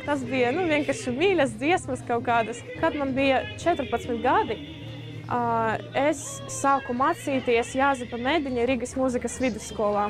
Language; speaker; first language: Latvian; early bilingual, other home language; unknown